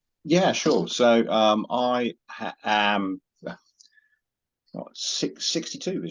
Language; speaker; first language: English; native; English